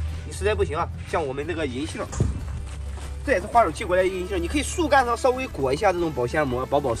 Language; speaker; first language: Chinese; native; Chinese